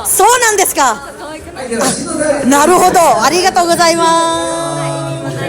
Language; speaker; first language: Japanese; non-native, learner; Filipino